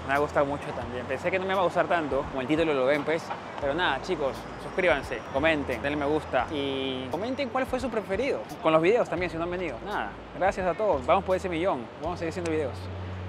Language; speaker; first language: Spanish; native; Spanish